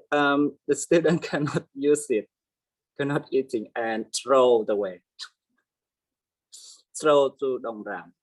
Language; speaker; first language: English; non-native, learner; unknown